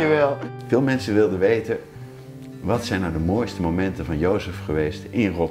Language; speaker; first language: Dutch; native; Dutch